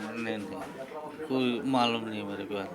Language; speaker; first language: Hindi; non-native, local second language; Bangla